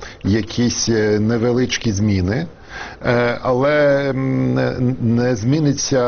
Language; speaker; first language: Ukrainian; non-native, fluent; Polish